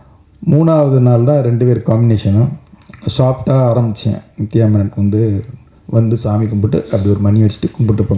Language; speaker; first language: Tamil; native; Tamil